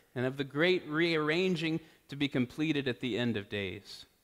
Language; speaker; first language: English; native; English